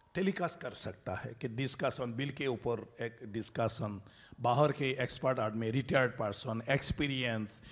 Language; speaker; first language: Hindi; non-native, local second language; Bodo